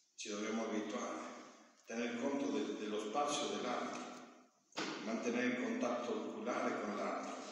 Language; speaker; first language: Italian; non-native, fluent; Spanish